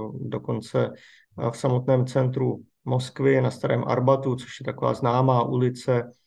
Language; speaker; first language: Czech; native; Czech